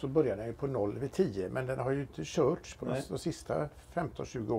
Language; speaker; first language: Swedish; native; Swedish